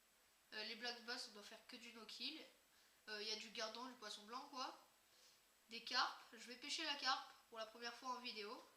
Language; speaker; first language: French; native; French